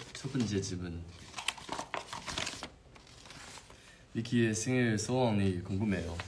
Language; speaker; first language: Korean; non-native, learner; Chinese